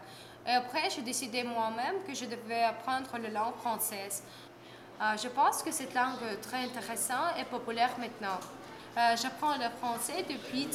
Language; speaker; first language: French; non-native, fluent; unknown